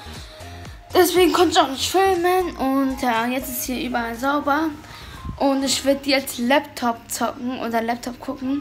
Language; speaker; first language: German; early bilingual, other home language; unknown